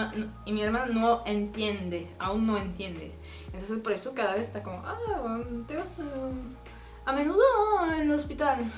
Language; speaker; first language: Spanish; non-native, learner; French